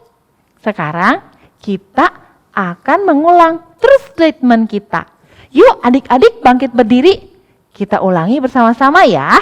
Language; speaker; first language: Indonesian; native; Indonesian